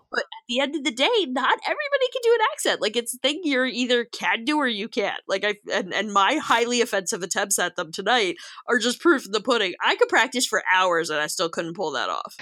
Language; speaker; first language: English; native; English